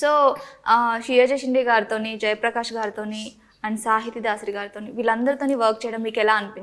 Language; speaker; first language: Telugu; native; Telugu